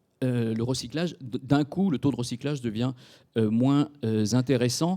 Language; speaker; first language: French; native; French